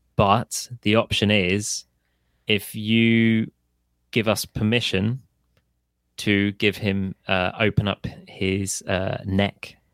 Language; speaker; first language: English; native; English